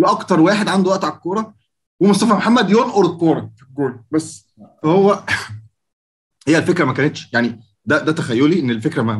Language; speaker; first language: Arabic; native; Arabic